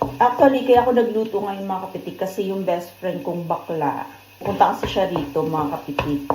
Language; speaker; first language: Filipino; non-native, local second language; Cebuano